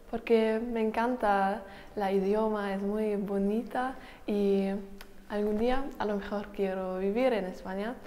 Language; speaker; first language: Spanish; non-native, learner; German